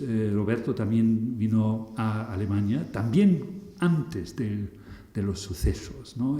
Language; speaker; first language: Spanish; non-native, fluent; German